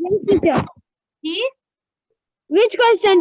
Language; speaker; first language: English; non-native, learner; Hindi